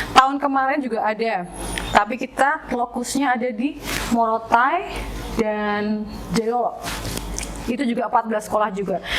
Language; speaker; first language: Indonesian; native; Indonesian